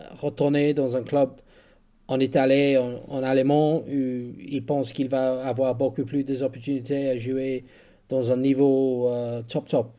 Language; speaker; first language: French; non-native, learner; English